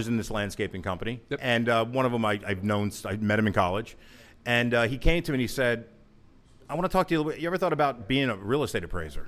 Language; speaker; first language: English; native; English